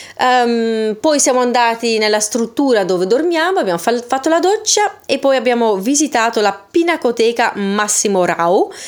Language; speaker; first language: Italian; non-native, fluent; Dutch